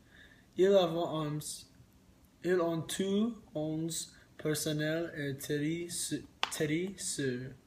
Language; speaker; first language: French; non-native, learner; English